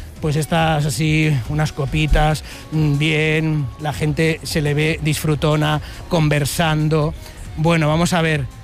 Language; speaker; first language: Spanish; native; Spanish